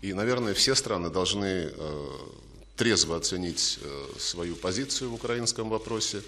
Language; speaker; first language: Russian; native; Russian